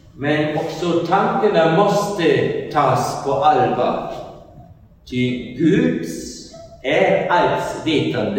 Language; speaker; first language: Swedish; non-native, fluent; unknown